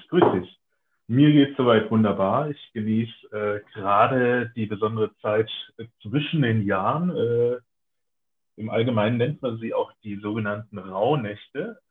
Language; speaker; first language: German; native; German